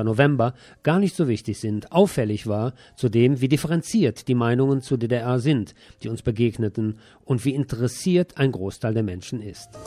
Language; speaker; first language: German; native; German